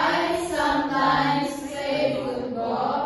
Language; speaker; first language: English; non-native, learner; Indonesian